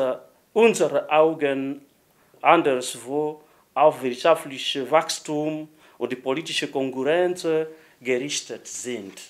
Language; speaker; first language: German; non-native, fluent; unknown